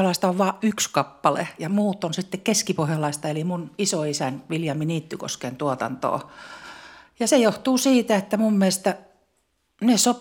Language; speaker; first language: Finnish; native; Finnish